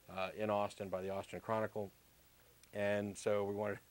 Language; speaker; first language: English; native; English